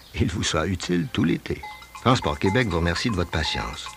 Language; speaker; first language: French; native; French